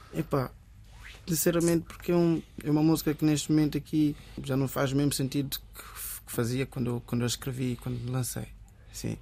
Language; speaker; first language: Portuguese; early bilingual, other home language; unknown